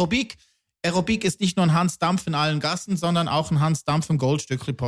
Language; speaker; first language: German; native; German